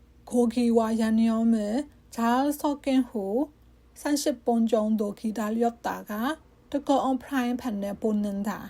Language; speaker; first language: Korean; non-native, learner; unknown